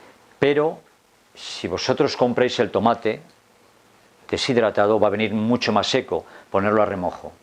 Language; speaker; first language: Spanish; native; Spanish